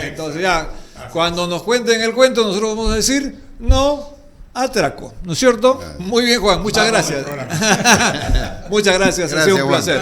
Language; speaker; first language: Spanish; native; Spanish